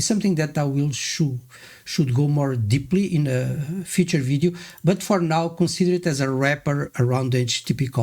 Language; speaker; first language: English; non-native, fluent; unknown